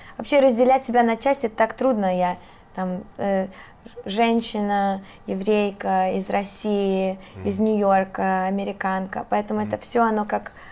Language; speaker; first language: Russian; early bilingual, other home language; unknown